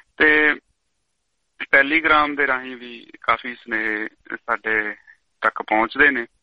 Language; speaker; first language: Punjabi; native; Punjabi